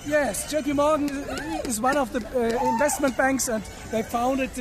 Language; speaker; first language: English; non-native, learner; German